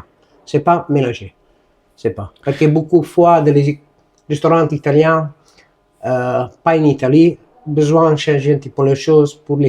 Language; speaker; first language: French; non-native, learner; Italian